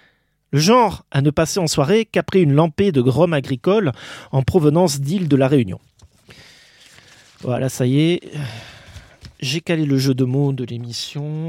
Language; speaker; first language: French; native; French